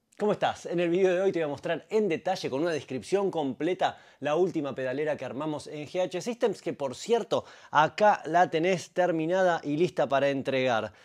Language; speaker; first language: Spanish; native; Spanish